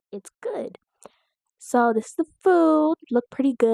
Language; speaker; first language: English; native; English